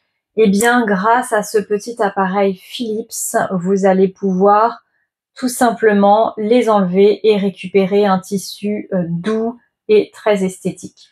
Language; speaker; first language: French; native; French